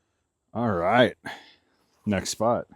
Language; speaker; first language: English; native; English